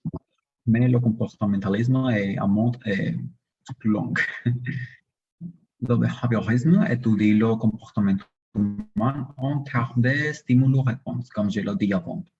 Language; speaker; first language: French; non-native, learner; Spanish